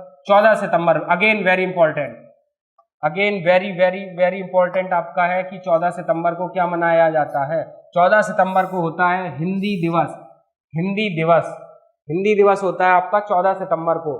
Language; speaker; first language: Hindi; native; Hindi